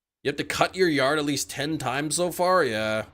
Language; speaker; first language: English; native; English